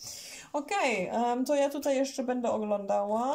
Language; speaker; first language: Polish; early bilingual, heritage; German